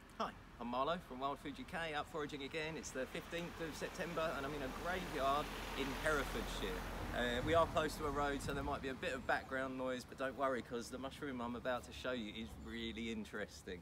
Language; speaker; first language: English; native; English